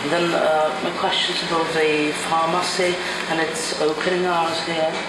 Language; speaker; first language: English; non-native, fluent; Czech